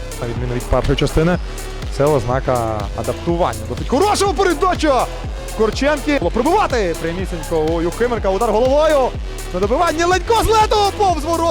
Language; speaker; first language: Ukrainian; native; Ukrainian